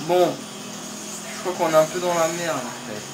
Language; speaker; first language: French; native; French